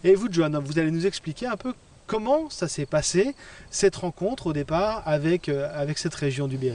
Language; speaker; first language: French; native; French